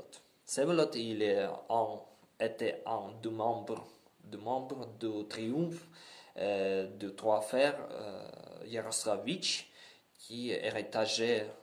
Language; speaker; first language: French; non-native, learner; Ukrainian